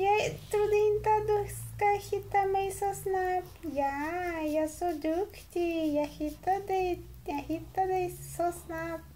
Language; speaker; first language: Swedish; non-native, learner; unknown